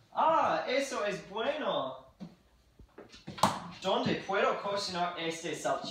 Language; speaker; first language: Spanish; non-native, learner; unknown